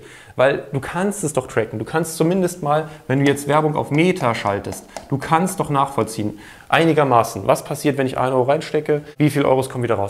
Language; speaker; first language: German; native; German